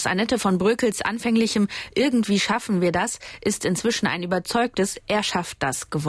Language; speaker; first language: German; native; German